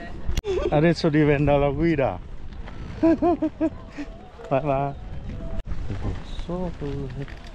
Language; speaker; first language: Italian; non-native, learner; Vietnamese